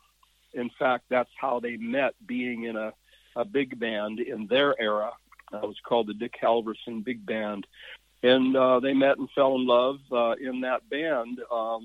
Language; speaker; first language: English; native; English